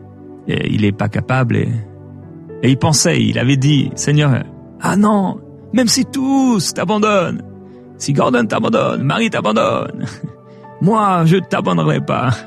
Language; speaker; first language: French; native; French